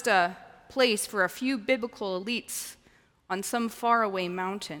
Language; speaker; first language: English; native; English